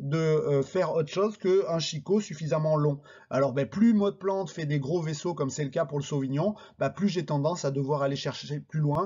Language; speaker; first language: French; native; French